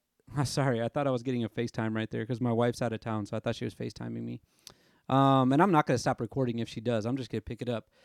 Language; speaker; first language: English; native; English